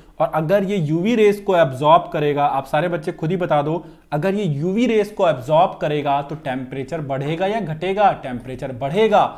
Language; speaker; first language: Hindi; native; Hindi